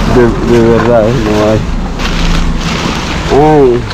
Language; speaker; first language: Spanish; non-native, learner; Filipino